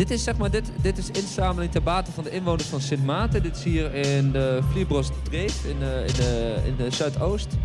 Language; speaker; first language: Dutch; native; Dutch